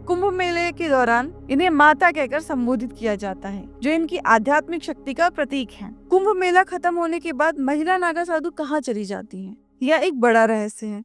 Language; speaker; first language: Hindi; native; Hindi